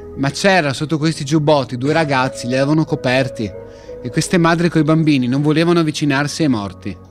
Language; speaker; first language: Italian; native; Italian